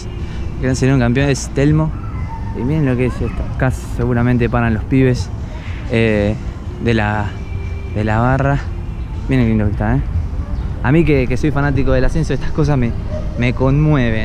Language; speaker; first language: Spanish; native; Spanish